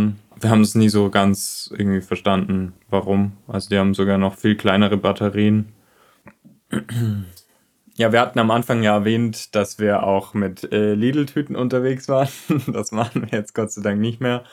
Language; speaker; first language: German; native; German